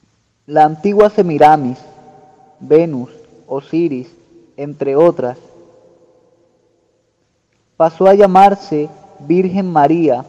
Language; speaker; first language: Spanish; native; Spanish